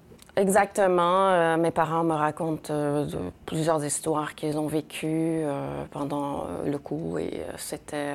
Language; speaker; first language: French; early bilingual, other home language; Spanish